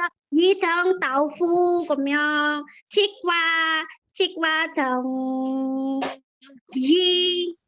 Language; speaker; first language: Cantonese; non-native, learner; Indonesian